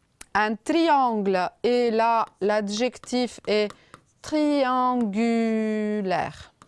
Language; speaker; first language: French; non-native, fluent; Romanian